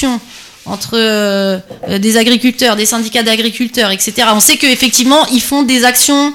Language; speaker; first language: French; native; French